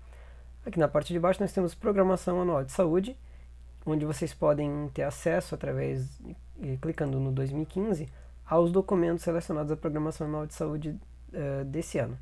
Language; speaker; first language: Portuguese; native; Portuguese